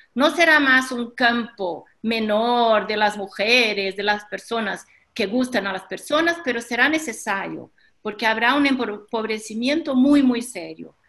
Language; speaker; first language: Spanish; non-native, fluent; Portuguese